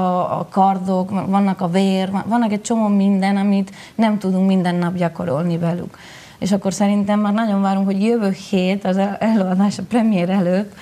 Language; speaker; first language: Hungarian; non-native, learner; Spanish